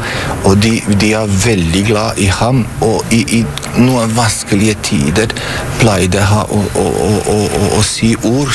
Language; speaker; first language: Norwegian; non-native, fluent; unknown